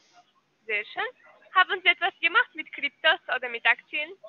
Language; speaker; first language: German; non-native, learner; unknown